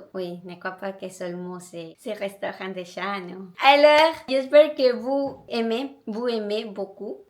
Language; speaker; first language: French; non-native, learner; Spanish